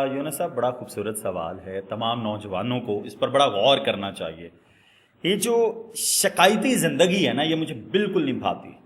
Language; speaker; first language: Urdu; non-native, local second language; Punjabi